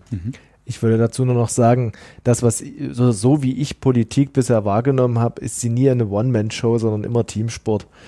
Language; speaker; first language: German; native; German